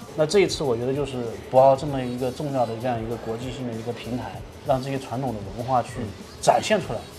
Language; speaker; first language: Chinese; native; Chinese